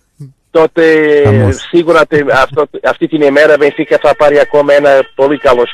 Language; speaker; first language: Greek; non-native, fluent; Portuguese